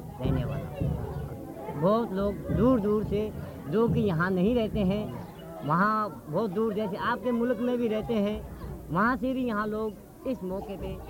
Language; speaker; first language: Hindi; non-native, local second language; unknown